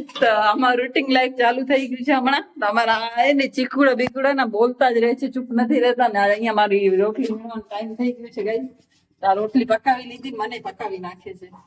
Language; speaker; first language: Gujarati; non-native, local second language; Kachhi